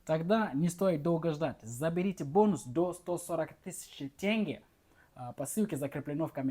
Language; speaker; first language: Russian; non-native, fluent; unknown